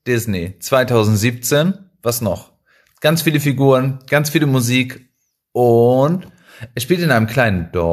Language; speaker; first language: German; non-native, fluent; Spanish